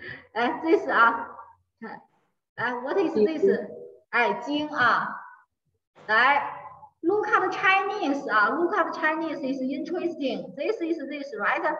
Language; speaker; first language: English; non-native, learner; Chinese